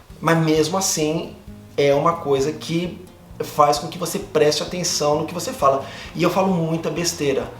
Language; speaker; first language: Portuguese; native; Portuguese